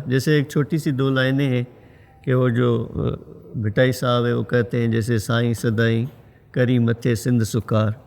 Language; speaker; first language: Urdu; non-native, local second language; Sindhi